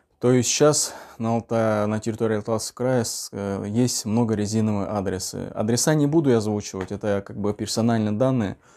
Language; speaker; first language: Russian; non-native, local second language; Uzbek